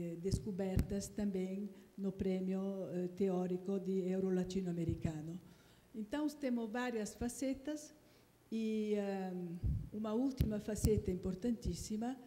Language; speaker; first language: Portuguese; non-native, fluent; Italian